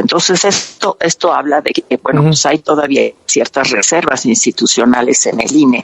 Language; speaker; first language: Spanish; native; Spanish